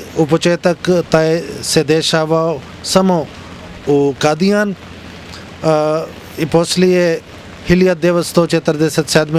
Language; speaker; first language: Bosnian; non-native, learner; Urdu